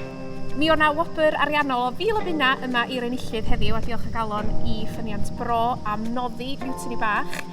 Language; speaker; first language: Welsh; native; Welsh